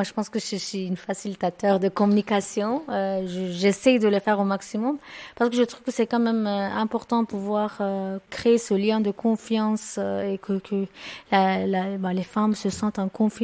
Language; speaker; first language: French; non-native, fluent; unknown